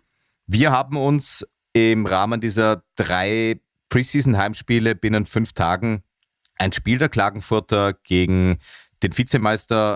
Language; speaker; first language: German; native; German